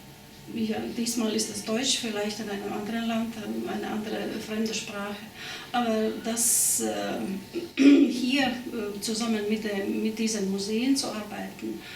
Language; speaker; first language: German; non-native, fluent; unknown